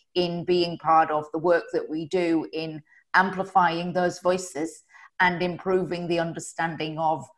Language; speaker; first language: English; native; English